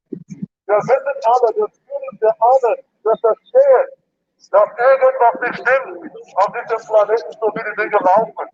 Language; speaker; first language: German; non-native, fluent; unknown